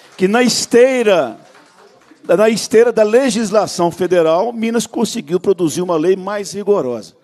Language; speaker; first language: Portuguese; native; Portuguese